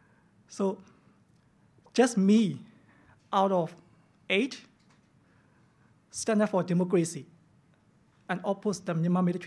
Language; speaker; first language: English; non-native, fluent; Burmese